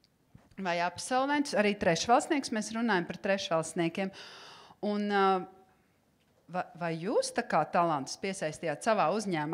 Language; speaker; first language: Latvian; native; Latvian